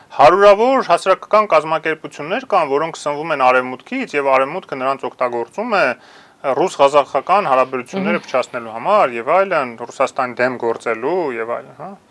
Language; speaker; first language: Armenian; native; Armenian